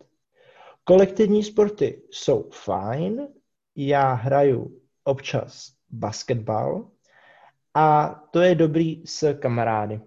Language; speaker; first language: Czech; non-native, fluent; English